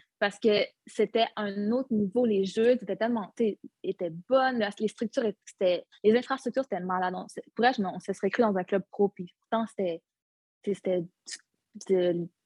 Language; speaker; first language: French; early bilingual, other home language; Arabic